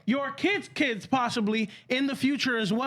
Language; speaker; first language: English; early bilingual, other home language; Spanish